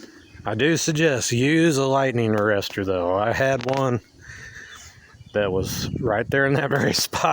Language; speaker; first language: English; native; English